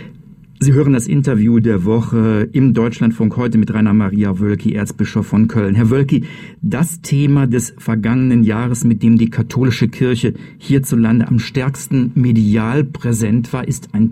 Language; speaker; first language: German; native; German